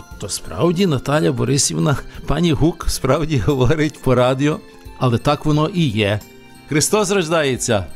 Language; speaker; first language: Ukrainian; early bilingual, heritage; Ukrainian